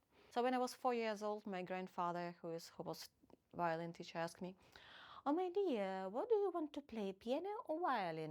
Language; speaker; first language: English; non-native, fluent; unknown